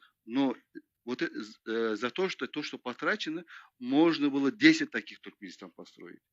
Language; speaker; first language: Russian; non-native, local second language; Turkmen